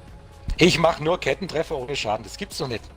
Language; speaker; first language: German; native; German